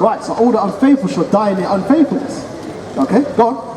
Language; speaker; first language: English; native; English